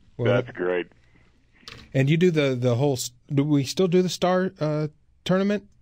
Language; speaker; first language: English; native; English